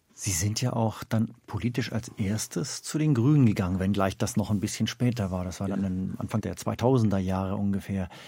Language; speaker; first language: German; native; German